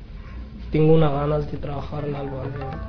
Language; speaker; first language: Spanish; non-native, learner; Arabic